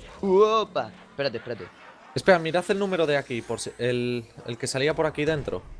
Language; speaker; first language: Spanish; native; Spanish